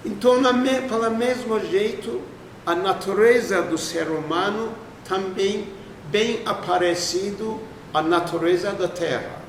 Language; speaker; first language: Portuguese; non-native, fluent; Turkish